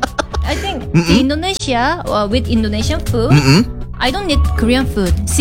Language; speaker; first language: English; non-native, learner; Korean